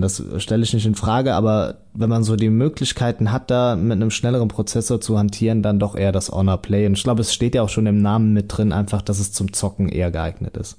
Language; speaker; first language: German; native; German